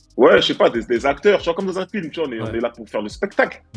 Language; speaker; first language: French; native; French